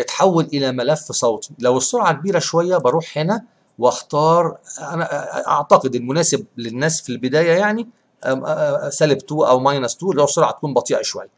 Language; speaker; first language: Arabic; native; Arabic